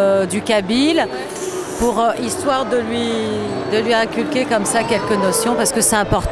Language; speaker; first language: French; early bilingual, other home language; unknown